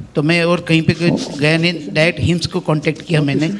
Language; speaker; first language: Hindi; native; Hindi